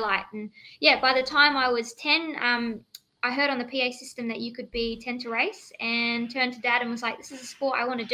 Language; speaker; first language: English; native; English